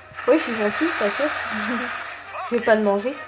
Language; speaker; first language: French; native; French